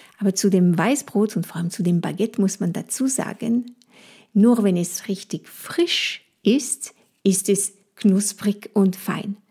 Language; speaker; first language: German; non-native, fluent; French